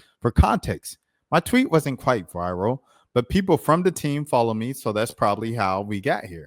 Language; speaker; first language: English; native; English